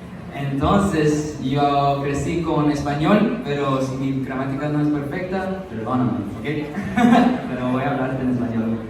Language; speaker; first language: Spanish; early bilingual, heritage; Spanish